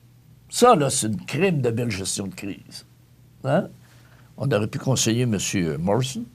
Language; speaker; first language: French; native; French